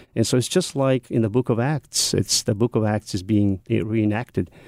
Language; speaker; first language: English; non-native, fluent; Mongolian